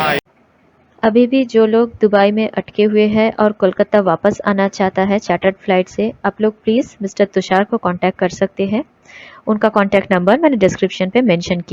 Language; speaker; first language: Hindi; non-native, local second language; Bangla